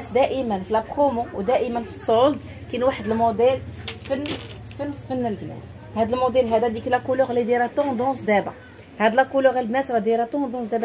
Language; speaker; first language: Arabic; native; Arabic